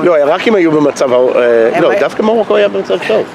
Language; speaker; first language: Hebrew; non-native, fluent; English